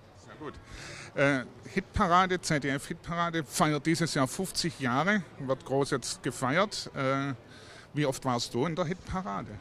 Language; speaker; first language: German; native; German